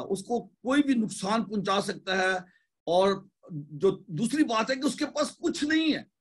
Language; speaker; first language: Urdu; native; Urdu